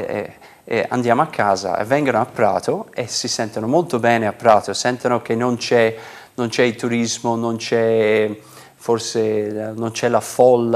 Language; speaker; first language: Italian; non-native, fluent; English